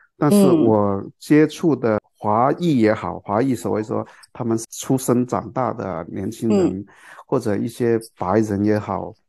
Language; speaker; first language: Chinese; non-native, local second language; Cantonese